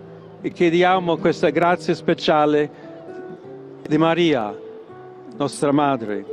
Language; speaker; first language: Italian; non-native, fluent; English